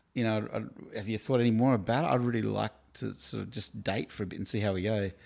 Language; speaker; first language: English; native; English